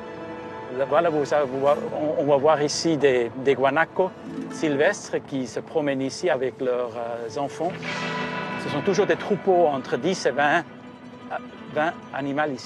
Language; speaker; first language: French; early bilingual, heritage; Spanish